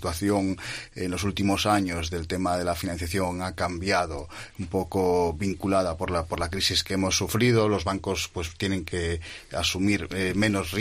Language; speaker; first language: Spanish; native; Spanish